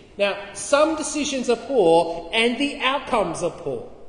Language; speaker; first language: English; native; English